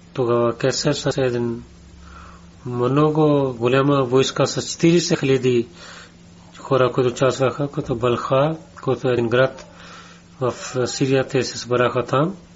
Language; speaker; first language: Bulgarian; non-native, learner; Urdu